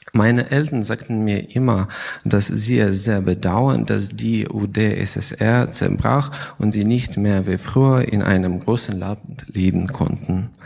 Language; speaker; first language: German; non-native, fluent; Ukrainian